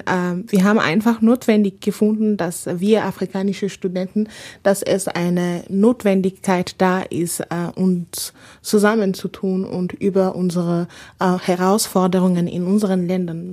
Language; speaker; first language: German; non-native, fluent; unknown